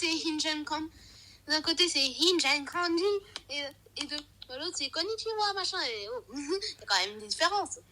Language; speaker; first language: French; native; French